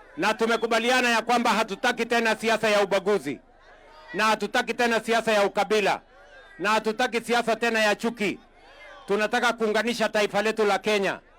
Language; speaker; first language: Swahili; non-native, local second language; Kalenjin